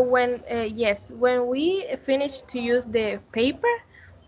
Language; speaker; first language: English; non-native, learner; Spanish